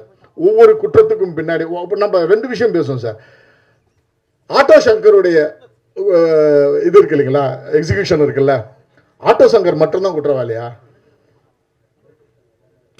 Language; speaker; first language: Tamil; native; Tamil